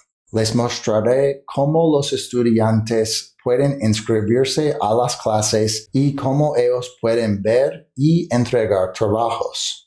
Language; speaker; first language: Spanish; non-native, fluent; English